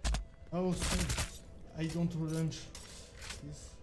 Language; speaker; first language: English; non-native, learner; French